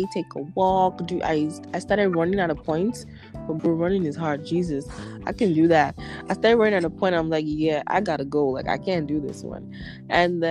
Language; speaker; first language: English; non-native, local second language; Yoruba